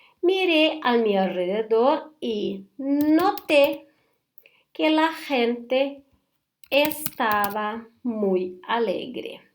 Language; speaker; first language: Spanish; non-native, fluent; Portuguese